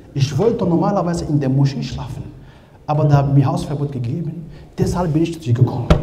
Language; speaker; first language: German; non-native, learner; Arabic